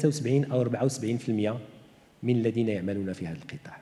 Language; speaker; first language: Arabic; native; Arabic